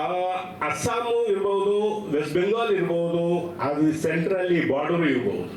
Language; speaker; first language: Kannada; non-native, learner; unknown